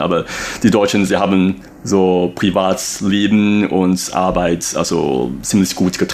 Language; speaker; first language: German; non-native, fluent; Chinese